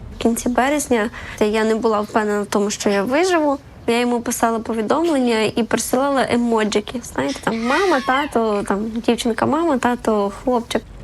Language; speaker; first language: Ukrainian; native; Ukrainian